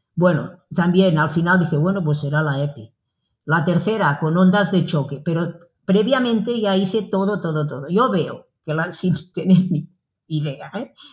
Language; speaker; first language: Spanish; native; Spanish